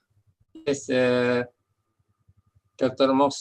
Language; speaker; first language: English; non-native, fluent; Indonesian